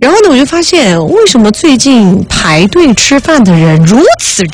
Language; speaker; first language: Chinese; native; Chinese